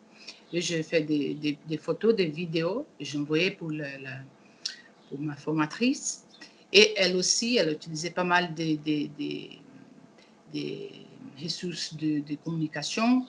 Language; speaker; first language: French; non-native, learner; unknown